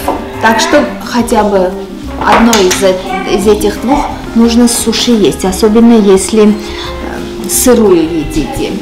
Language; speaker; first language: Russian; non-native, fluent; Armenian